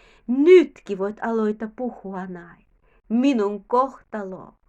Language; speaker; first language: Finnish; non-native, learner; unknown